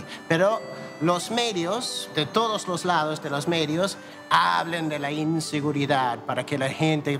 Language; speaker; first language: Spanish; non-native, fluent; English